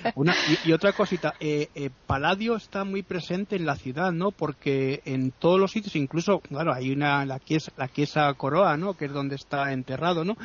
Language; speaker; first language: Spanish; native; Spanish